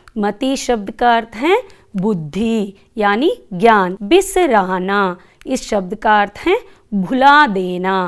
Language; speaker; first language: Hindi; non-native, local second language; Kannada